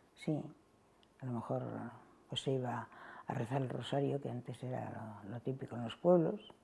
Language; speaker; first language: Spanish; native; Spanish